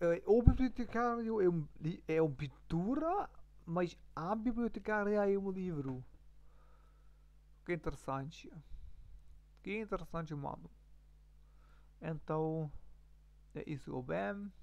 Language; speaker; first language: Portuguese; non-native, learner; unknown